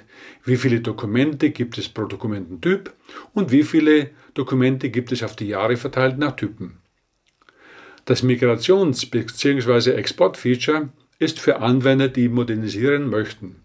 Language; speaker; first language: German; native; German